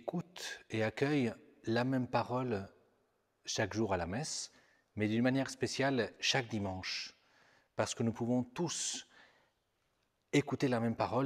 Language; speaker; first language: French; non-native, fluent; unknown